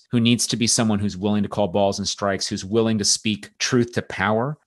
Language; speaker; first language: English; native; English